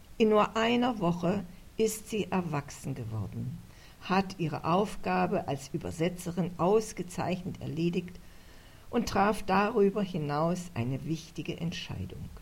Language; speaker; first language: German; native; German